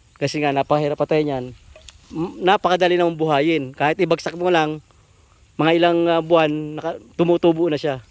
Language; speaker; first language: Filipino; native; Filipino